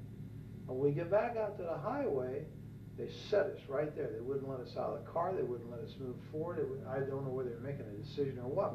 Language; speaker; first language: English; native; English